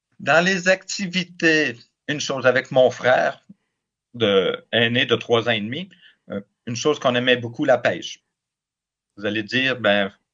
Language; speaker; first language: French; native; French